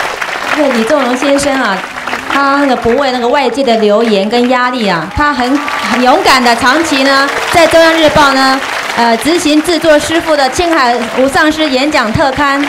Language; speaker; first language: Chinese; native; Chinese